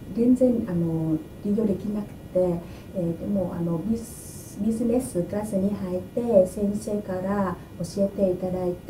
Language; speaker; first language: Japanese; non-native, learner; Vietnamese